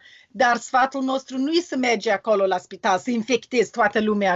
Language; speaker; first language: Romanian; non-native, learner; English